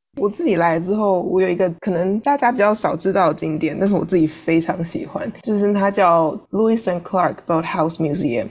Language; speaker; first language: Chinese; native; Chinese